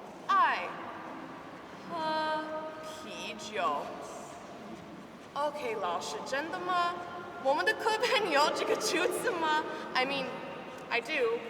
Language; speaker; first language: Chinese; non-native, learner; English